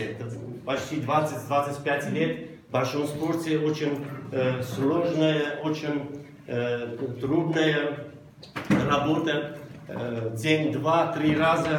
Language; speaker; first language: Russian; non-native, local second language; Armenian